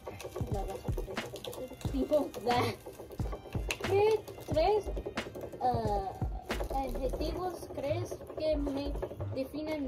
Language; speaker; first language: Spanish; early bilingual, heritage; Spanish